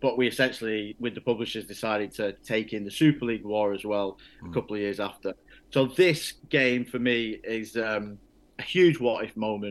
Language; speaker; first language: English; native; English